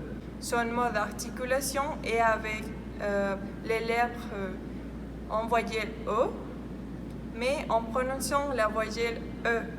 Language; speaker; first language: French; non-native, learner; Spanish